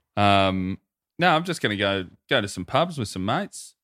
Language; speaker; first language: English; native; English